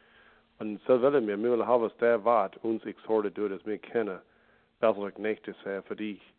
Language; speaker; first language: German; early bilingual, heritage; Pennsylvania German